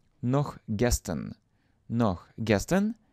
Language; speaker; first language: German; non-native, fluent; Russian